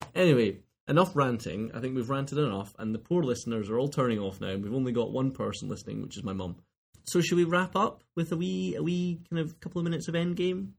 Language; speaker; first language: English; native; English